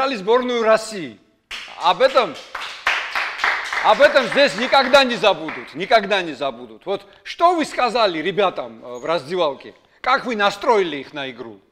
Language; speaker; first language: Russian; non-native, fluent; Georgian